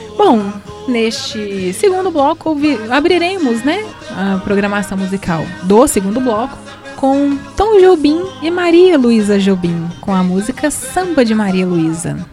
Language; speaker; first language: Portuguese; native; Portuguese